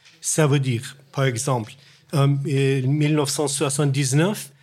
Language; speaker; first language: French; non-native, learner; Persian